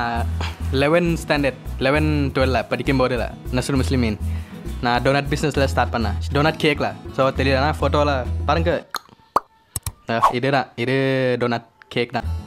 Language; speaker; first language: Tamil; non-native, learner; Thai